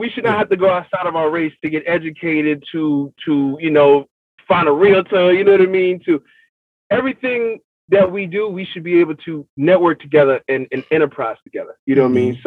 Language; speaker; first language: English; native; English